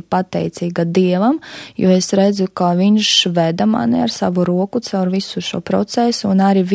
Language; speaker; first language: Latvian; non-native, local second language; Russian